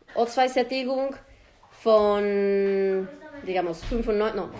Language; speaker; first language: German; non-native, fluent; Spanish